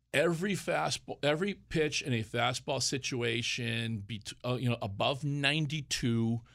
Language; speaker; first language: English; native; English